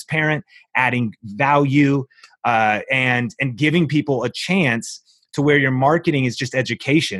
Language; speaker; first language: English; native; English